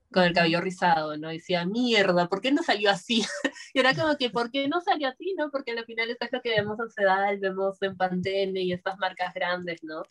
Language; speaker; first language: Spanish; native; Spanish